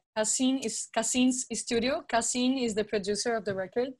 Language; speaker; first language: English; non-native, fluent; Portuguese